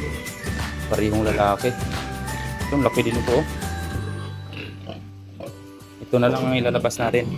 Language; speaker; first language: Filipino; native; Filipino